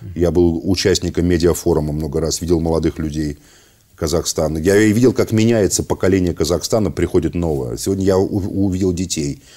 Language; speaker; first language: Russian; native; Russian